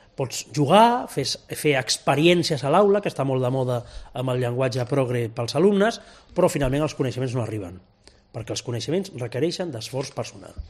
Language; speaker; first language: Catalan; non-native, local second language; Spanish